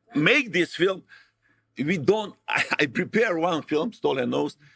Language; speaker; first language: English; non-native, learner; Macedonian